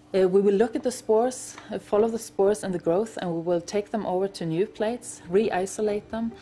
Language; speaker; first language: English; non-native, fluent; Swedish